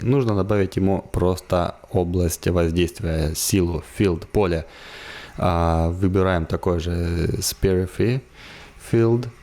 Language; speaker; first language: Russian; native; Russian